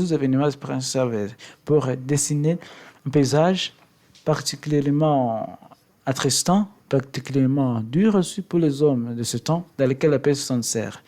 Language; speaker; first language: French; non-native, learner; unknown